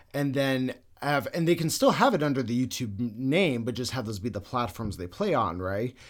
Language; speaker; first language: English; native; English